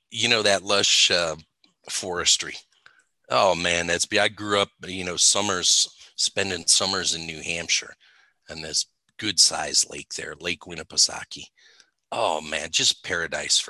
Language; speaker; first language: English; native; English